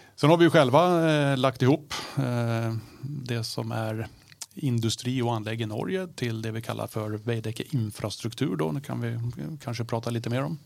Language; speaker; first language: Swedish; native; Swedish